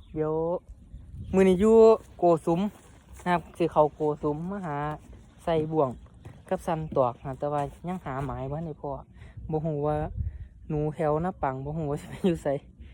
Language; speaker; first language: Thai; native; Thai